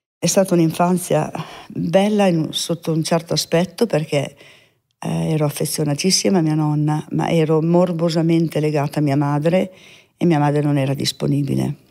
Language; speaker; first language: Italian; native; Italian